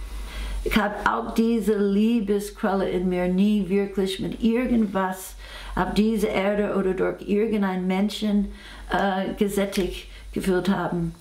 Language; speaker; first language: German; non-native, fluent; English